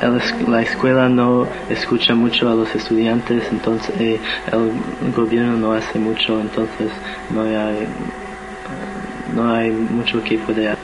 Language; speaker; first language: Spanish; non-native, learner; English